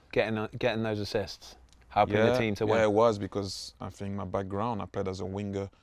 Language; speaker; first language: English; non-native, fluent; French